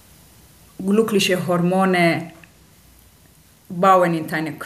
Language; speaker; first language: German; non-native, fluent; Romanian